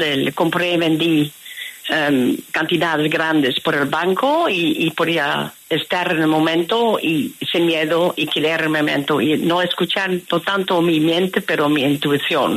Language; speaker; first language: Spanish; non-native, fluent; Dutch